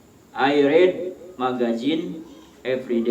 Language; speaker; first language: English; non-native, fluent; Indonesian